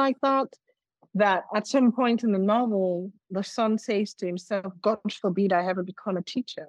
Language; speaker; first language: English; non-native, local second language; Yoruba